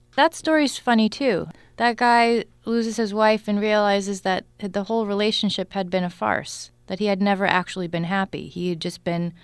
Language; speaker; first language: English; native; English